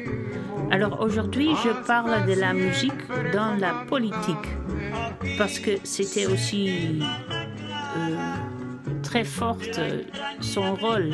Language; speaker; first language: French; non-native, fluent; Dutch